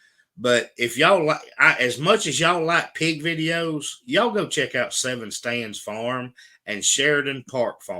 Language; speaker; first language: English; native; English